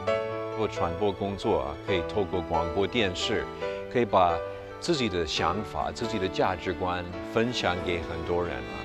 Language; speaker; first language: Chinese; non-native, fluent; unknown